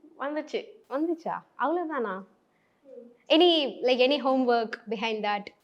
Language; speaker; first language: Tamil; native; Tamil